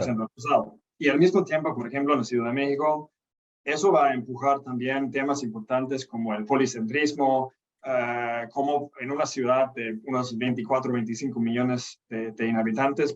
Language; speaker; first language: Spanish; non-native, fluent; Danish